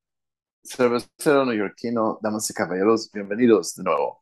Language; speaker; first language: Spanish; early bilingual, heritage; Spanish